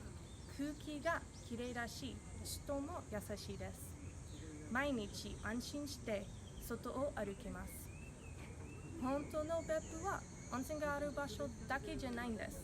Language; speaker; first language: Japanese; non-native, learner; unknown